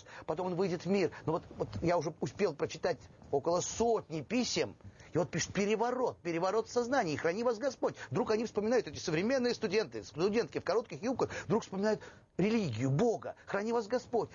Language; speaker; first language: Russian; native; Russian